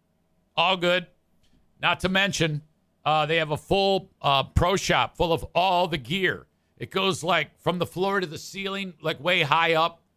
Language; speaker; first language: English; native; English